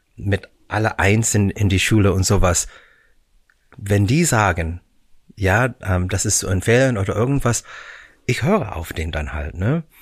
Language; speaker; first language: German; non-native, fluent; English